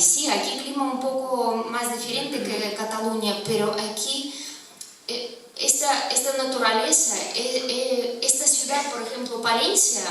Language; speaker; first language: Spanish; non-native, fluent; Russian